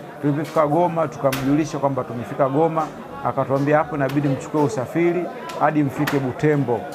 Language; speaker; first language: Swahili; native; Swahili